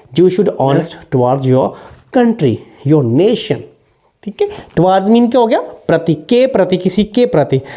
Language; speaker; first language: Hindi; native; Hindi